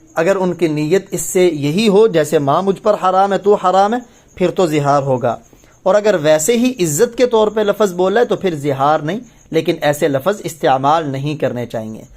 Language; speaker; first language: Urdu; native; Urdu